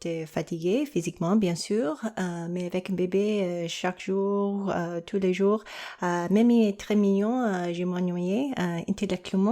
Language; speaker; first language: French; non-native, local second language; English